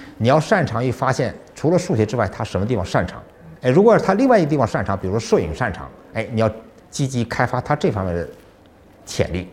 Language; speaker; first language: Chinese; native; Chinese